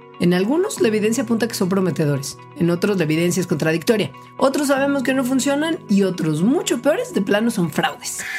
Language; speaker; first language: Spanish; native; Spanish